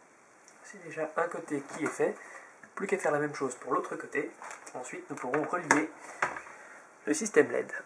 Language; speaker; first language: French; native; French